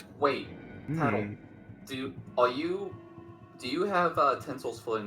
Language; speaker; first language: English; native; English